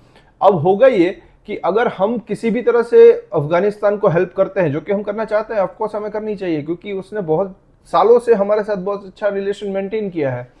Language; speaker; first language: Hindi; non-native, local second language; Gujarati